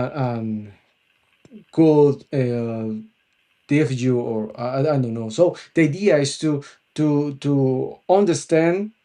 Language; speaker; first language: English; non-native, local second language; Spanish